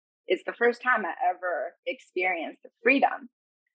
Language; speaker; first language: English; non-native, fluent; Chinese